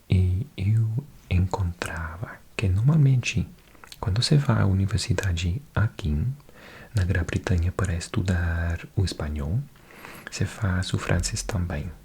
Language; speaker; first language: Portuguese; non-native, fluent; English